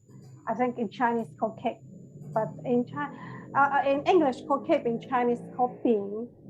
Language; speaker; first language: English; non-native, learner; Chinese